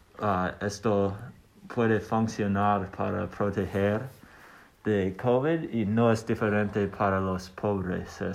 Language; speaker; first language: Spanish; non-native, learner; English